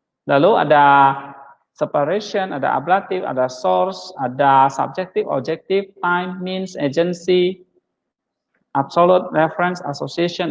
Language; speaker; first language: English; non-native, learner; Indonesian